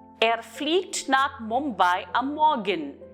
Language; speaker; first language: German; non-native, fluent; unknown